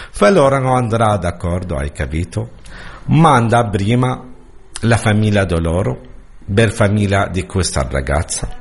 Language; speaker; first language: Italian; non-native, learner; Arabic